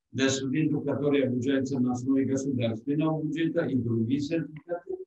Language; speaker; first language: Russian; non-native, local second language; Tajik